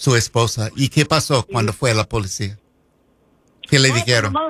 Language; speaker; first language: Spanish; non-native, fluent; English